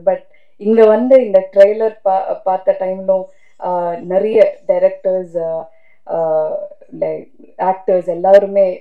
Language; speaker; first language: Tamil; non-native, fluent; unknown